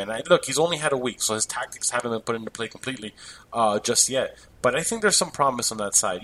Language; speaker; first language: English; native; English